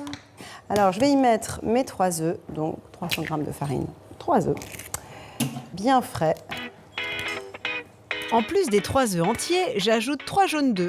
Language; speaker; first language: French; native; French